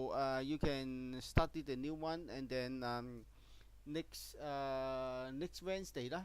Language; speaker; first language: English; non-native, local second language; Cantonese